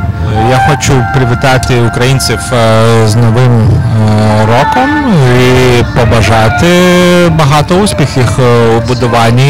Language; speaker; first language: Ukrainian; non-native, fluent; Lithuanian